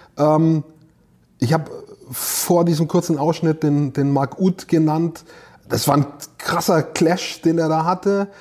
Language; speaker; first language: German; native; German